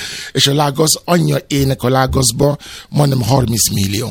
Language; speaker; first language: Hungarian; non-native, fluent; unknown